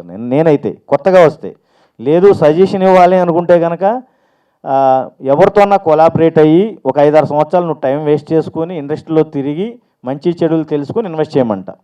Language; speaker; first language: Telugu; native; Telugu